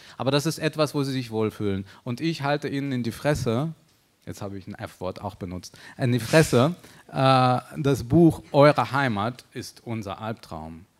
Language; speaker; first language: German; early bilingual, other home language; Russian